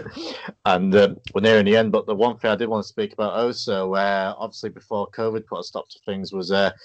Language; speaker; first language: English; native; English